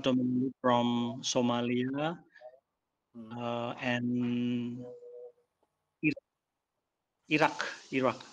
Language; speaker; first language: English; non-native, learner; Indonesian